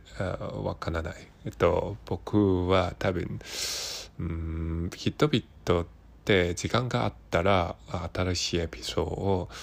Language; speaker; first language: Japanese; non-native, learner; Cantonese